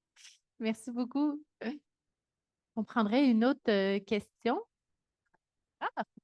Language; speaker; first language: French; native; French